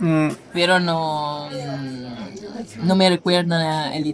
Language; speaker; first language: Spanish; non-native, learner; Italian